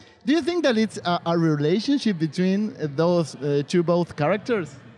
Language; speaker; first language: English; non-native, learner; Spanish